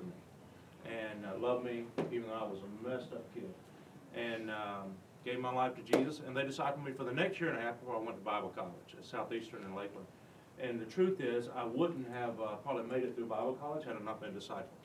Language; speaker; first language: English; native; English